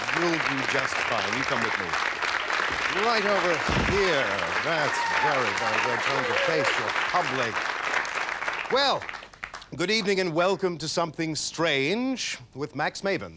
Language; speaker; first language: English; native; English